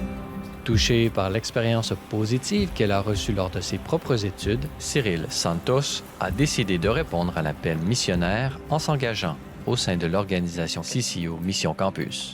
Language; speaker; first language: French; native; French